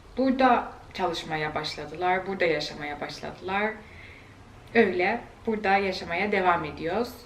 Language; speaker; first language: Turkish; early bilingual, heritage; Turkish